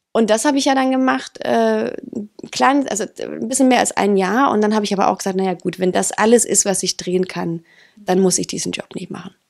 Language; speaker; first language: German; non-native, fluent; Danish